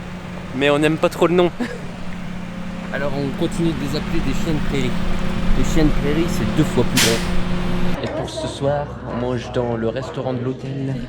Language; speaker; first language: French; native; French